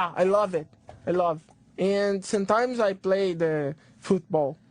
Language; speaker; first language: English; non-native, learner; Portuguese